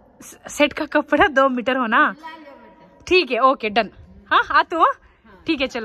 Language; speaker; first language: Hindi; non-native, local second language; Kannada